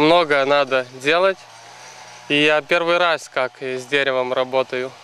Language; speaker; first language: Russian; non-native, learner; Lithuanian